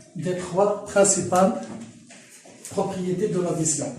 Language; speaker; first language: French; non-native, local second language; Arabic